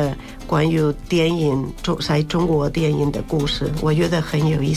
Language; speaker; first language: Chinese; non-native, fluent; Spanish